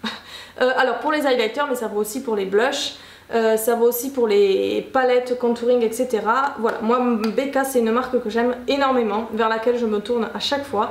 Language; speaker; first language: French; native; French